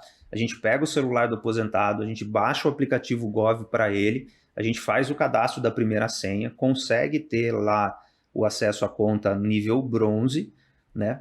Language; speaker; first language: Portuguese; native; Portuguese